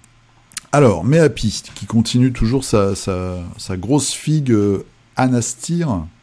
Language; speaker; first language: French; native; French